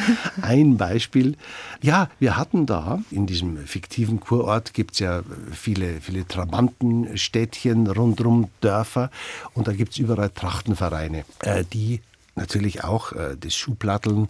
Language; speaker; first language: German; native; German